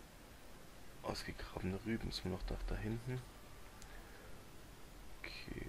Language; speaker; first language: German; native; German